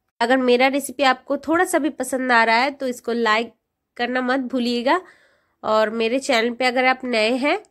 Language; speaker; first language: Hindi; non-native, local second language; Bangla